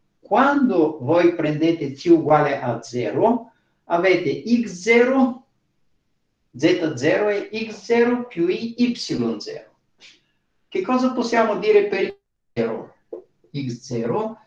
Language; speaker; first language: Italian; non-native, fluent; Bulgarian